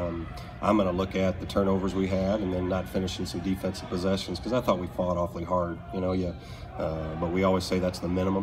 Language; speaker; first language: English; native; English